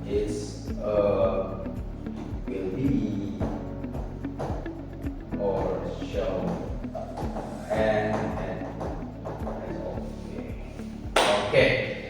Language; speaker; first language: English; non-native, learner; Indonesian